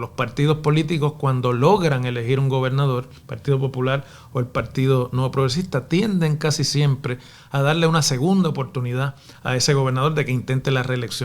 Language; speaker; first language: Spanish; native; Spanish